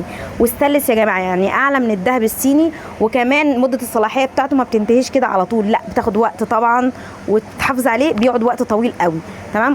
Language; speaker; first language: Arabic; native; Arabic